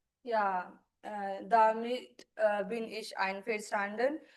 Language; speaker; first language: German; non-native, learner; Hindi